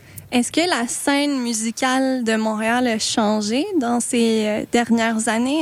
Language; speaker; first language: French; native; French